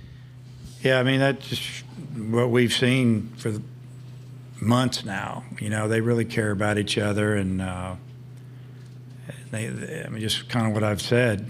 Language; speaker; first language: English; native; English